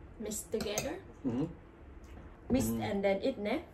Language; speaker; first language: English; non-native, learner; Vietnamese